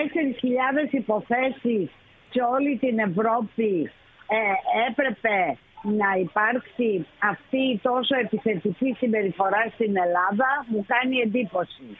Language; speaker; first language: Greek; native; Greek